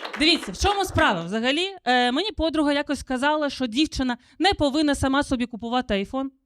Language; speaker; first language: Ukrainian; non-native, local second language; Russian